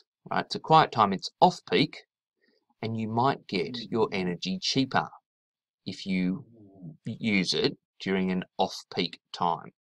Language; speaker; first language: English; native; English